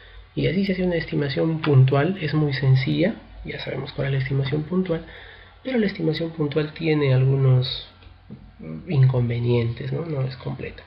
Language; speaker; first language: Spanish; native; Spanish